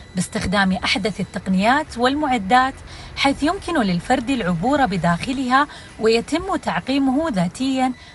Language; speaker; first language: Arabic; native; Arabic